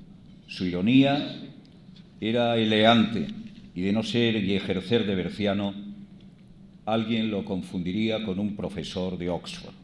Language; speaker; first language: Spanish; native; Spanish